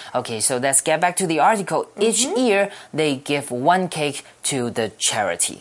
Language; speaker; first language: English; non-native, fluent; Chinese